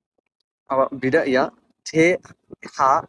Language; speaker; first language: German; non-native, learner; Bangla